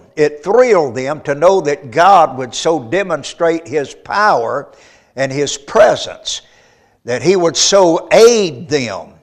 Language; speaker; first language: English; native; English